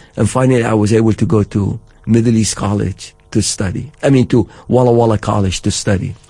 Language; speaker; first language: English; non-native, fluent; Arabic